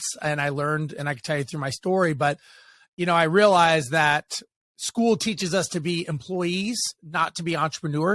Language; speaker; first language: English; native; English